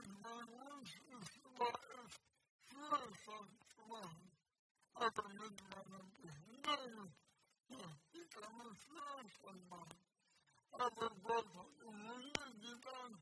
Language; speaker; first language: German; non-native, learner; Russian